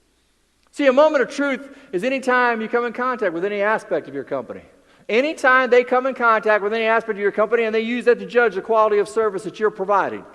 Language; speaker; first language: English; native; English